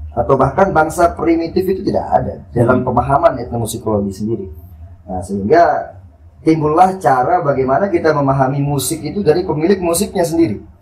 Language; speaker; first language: Indonesian; non-native, local second language; Sasak